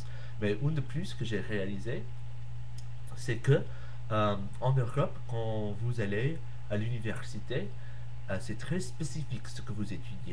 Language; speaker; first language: French; non-native, learner; English